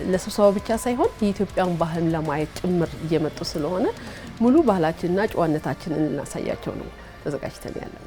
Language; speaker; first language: Amharic; native; Amharic